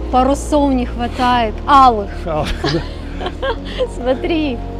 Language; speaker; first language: Russian; native; Russian